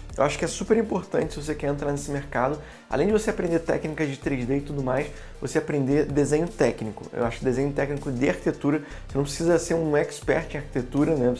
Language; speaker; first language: Portuguese; native; Portuguese